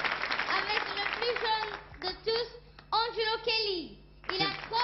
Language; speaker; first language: French; non-native, learner; English